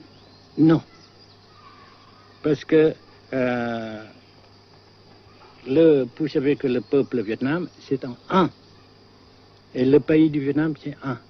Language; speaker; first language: French; non-native, fluent; Vietnamese